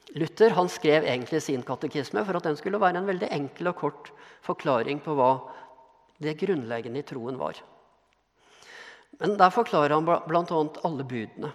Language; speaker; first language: Norwegian; native; Norwegian